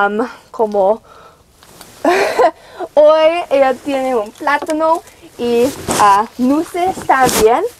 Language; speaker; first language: Spanish; non-native, learner; English